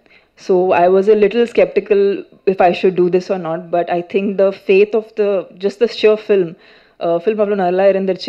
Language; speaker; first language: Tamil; non-native, fluent; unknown